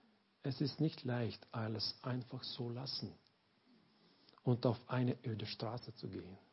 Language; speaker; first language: German; non-native, learner; Lithuanian